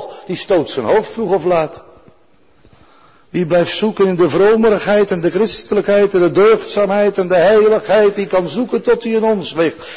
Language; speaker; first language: Dutch; native; Dutch